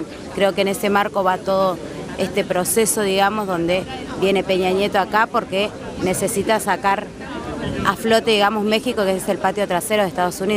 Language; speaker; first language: Spanish; native; Spanish